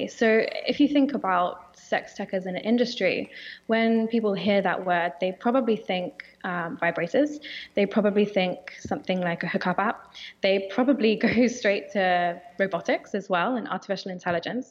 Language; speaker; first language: English; native; English